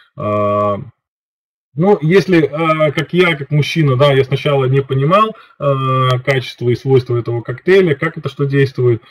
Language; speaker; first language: Russian; native; Russian